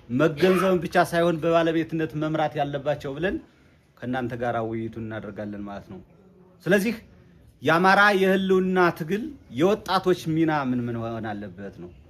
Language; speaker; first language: Amharic; native; Amharic